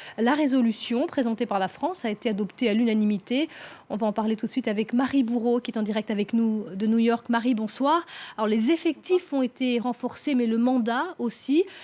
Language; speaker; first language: French; native; French